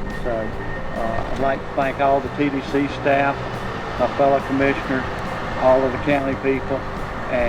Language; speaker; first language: English; native; English